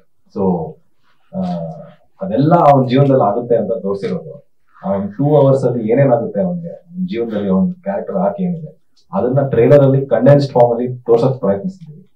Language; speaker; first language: Kannada; native; Kannada